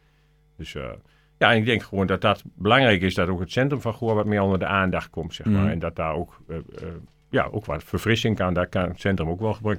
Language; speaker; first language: Dutch; native; Dutch